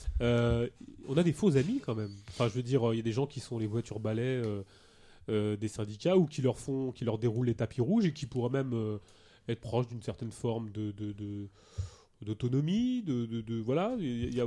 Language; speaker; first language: French; native; French